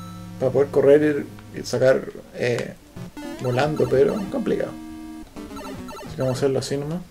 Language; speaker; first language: Spanish; native; Spanish